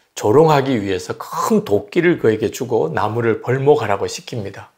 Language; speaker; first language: Korean; native; Korean